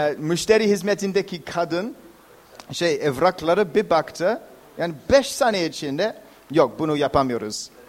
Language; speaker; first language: Turkish; non-native, fluent; English